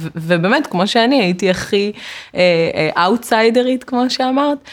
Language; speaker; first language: Hebrew; native; Hebrew